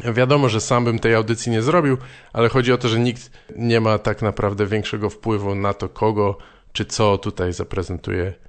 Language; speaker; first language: Polish; native; Polish